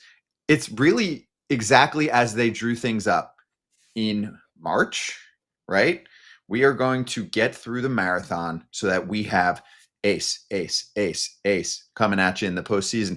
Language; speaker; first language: English; native; English